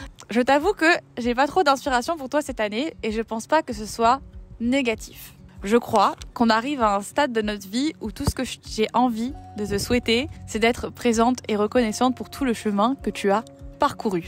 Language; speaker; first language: French; native; French